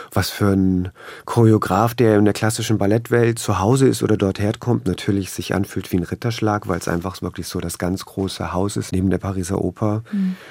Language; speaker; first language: German; native; German